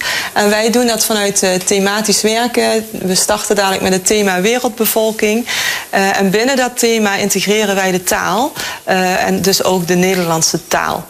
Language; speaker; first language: Dutch; native; Dutch